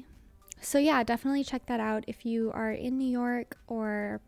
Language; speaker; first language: English; native; English